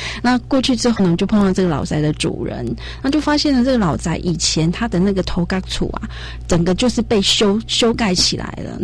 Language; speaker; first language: Chinese; native; Chinese